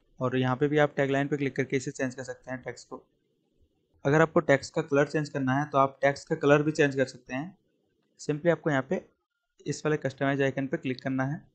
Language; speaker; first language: Hindi; native; Hindi